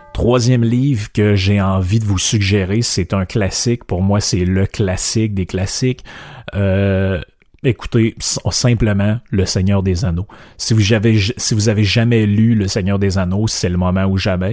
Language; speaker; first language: French; native; French